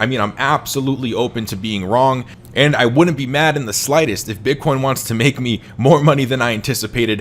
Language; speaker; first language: English; native; English